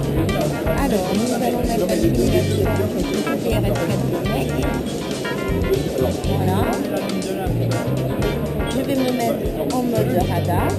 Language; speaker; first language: French; native; French